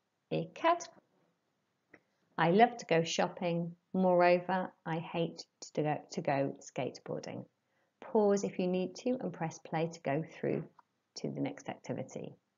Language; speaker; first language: English; native; English